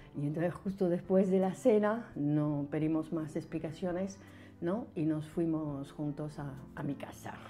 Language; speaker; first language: Spanish; non-native, fluent; French